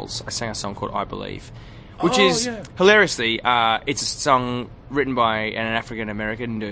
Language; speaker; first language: English; native; English